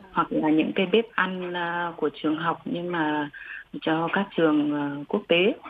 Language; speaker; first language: Vietnamese; non-native, local second language; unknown